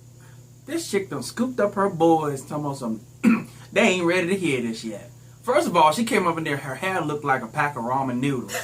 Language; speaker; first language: English; native; English